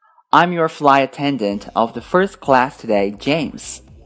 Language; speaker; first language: English; non-native, fluent; Chinese